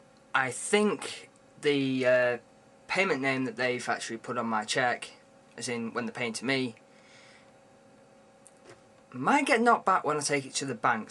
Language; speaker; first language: English; native; English